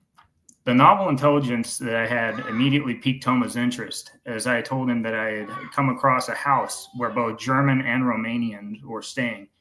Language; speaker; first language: English; native; English